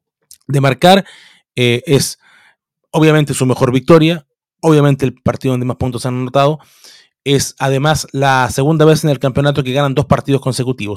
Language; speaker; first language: Spanish; native; Spanish